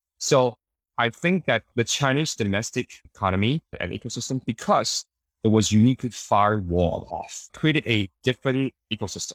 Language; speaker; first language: English; early bilingual, other home language; Chinese